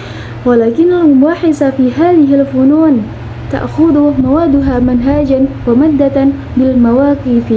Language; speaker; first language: Arabic; non-native, learner; Indonesian